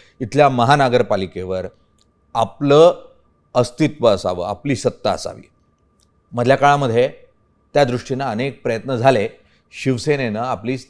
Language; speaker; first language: Marathi; native; Marathi